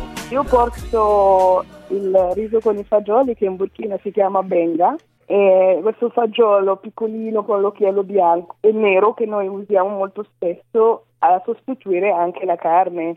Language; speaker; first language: Italian; non-native, fluent; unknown